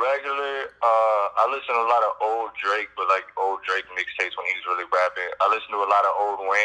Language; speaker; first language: English; native; English